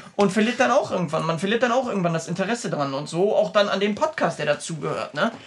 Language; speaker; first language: German; native; German